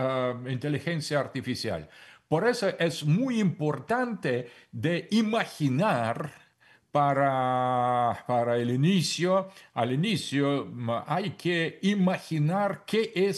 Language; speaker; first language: Spanish; non-native, fluent; Russian